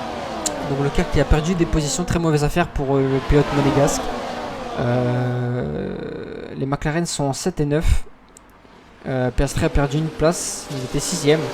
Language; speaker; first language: French; native; French